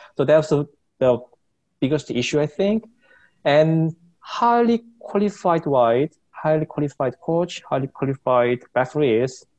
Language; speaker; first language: English; non-native, fluent; Korean